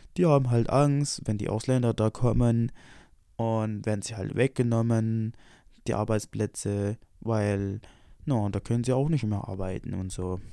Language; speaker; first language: German; non-native, fluent; Indonesian